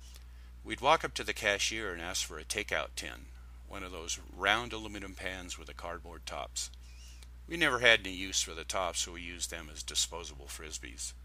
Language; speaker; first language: English; native; English